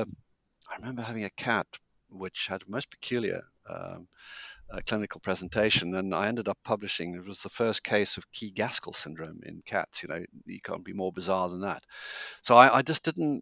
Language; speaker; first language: English; native; English